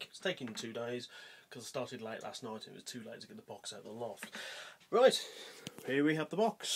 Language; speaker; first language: English; native; English